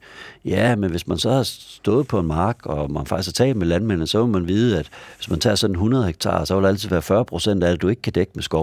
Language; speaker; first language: Danish; native; Danish